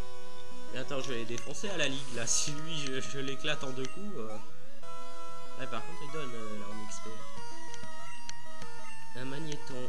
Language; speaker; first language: French; native; French